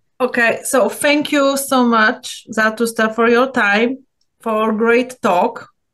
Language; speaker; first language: English; non-native, learner; Polish